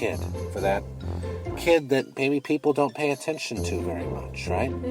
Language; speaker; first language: English; native; English